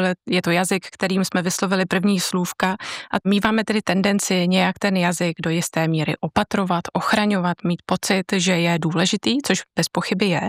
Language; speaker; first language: Czech; native; Czech